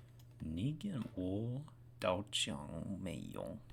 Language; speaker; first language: Chinese; non-native, learner; English